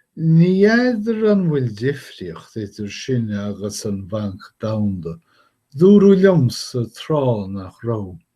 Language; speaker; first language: Irish; non-native, fluent; English